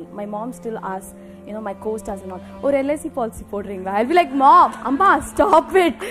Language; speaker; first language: English; non-native, local second language; Telugu